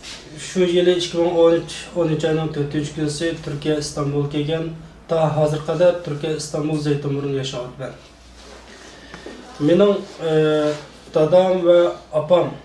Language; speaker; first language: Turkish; non-native, learner; Uyghur